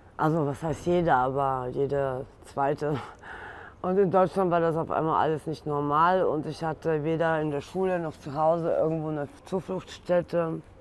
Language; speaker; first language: German; early bilingual, other home language; Polish